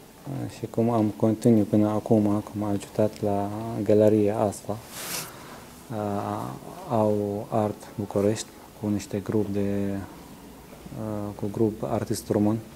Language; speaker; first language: Romanian; non-native, learner; Arabic